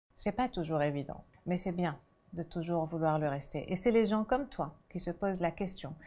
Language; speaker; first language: French; non-native, local second language; Arabic